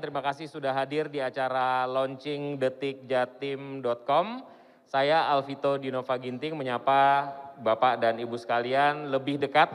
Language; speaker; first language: Indonesian; native; Indonesian